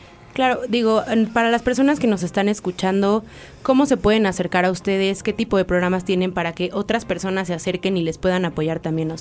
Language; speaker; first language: Spanish; native; Spanish